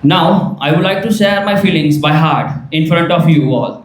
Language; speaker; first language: English; non-native, local second language; Gujarati